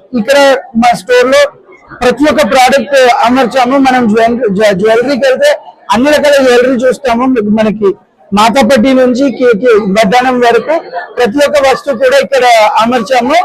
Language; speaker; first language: Telugu; native; Telugu